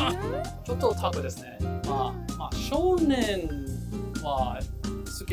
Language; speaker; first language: Japanese; non-native, learner; English